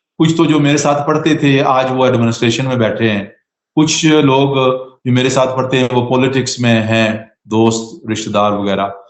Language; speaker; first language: Urdu; non-native, local second language; Pahari-Potwari